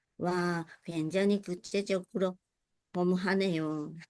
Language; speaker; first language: Korean; non-native, learner; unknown